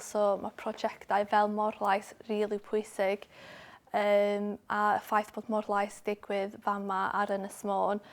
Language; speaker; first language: Welsh; non-native, local second language; English